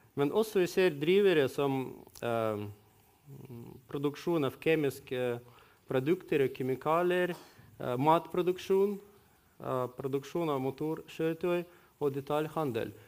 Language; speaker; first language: Norwegian; non-native, fluent; Russian